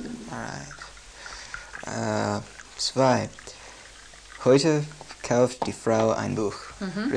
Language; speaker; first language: German; non-native, learner; English